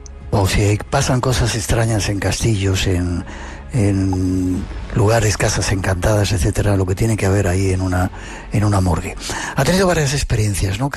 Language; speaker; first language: Spanish; native; Spanish